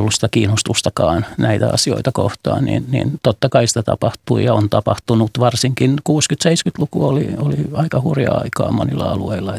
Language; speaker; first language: Finnish; native; Finnish